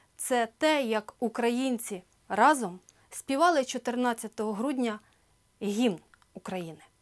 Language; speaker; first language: Ukrainian; native; Ukrainian